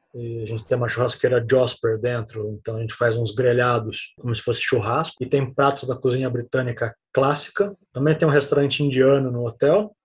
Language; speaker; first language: Portuguese; native; Portuguese